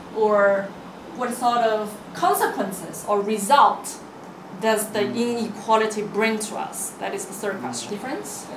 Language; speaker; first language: English; non-native, fluent; Chinese